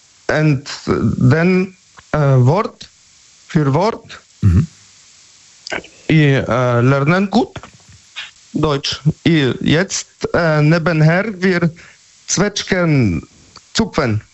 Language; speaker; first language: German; non-native, learner; Polish